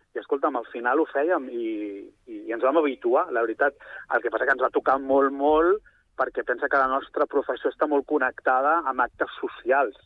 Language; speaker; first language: Catalan; native; Catalan